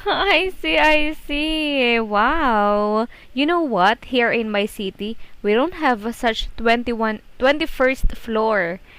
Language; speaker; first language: English; non-native, fluent; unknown